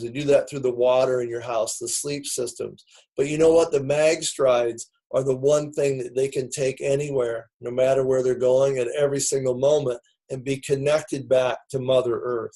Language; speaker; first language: English; native; English